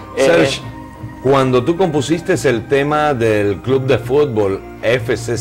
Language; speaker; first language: Spanish; native; Spanish